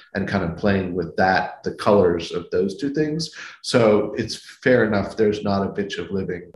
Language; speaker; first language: English; native; English